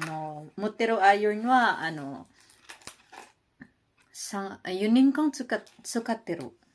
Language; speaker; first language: Japanese; non-native, learner; Filipino